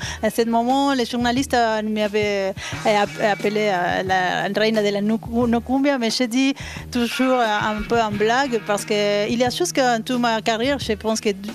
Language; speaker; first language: French; non-native, learner; Spanish